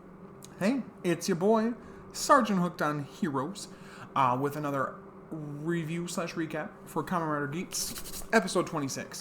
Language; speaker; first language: English; native; English